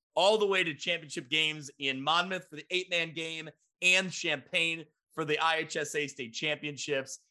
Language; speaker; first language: English; native; English